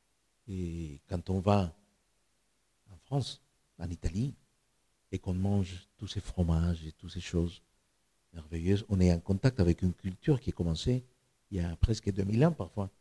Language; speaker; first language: French; non-native, fluent; Spanish